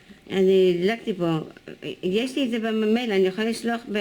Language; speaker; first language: Hebrew; non-native, fluent; Dutch